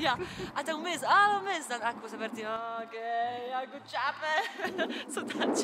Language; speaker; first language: Indonesian; non-native, learner; Polish